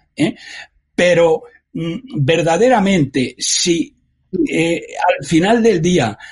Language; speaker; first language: Spanish; native; Spanish